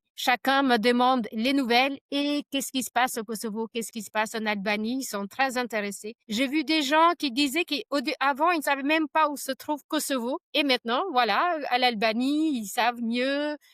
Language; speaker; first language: French; non-native, fluent; Albanian